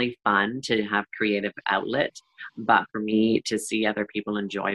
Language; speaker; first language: English; native; English